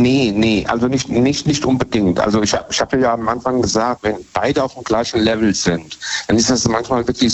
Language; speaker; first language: German; native; German